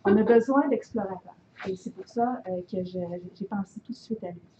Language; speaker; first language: French; native; French